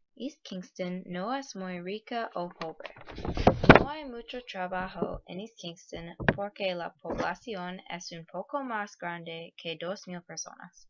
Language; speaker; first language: Spanish; non-native, learner; English